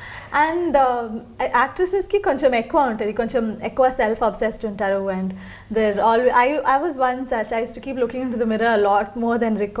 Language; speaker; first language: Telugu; non-native, local second language; Kannada